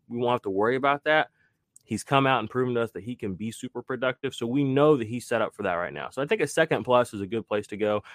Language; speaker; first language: English; native; English